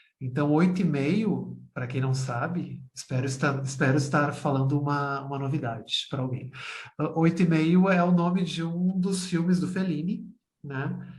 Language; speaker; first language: Portuguese; native; Portuguese